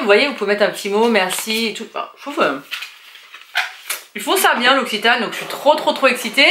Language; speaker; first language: French; native; French